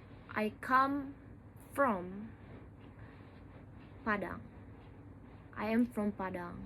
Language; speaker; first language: English; non-native, learner; Indonesian